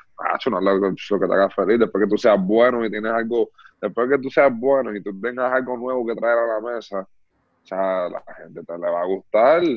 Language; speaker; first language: Spanish; early bilingual, heritage; Spanish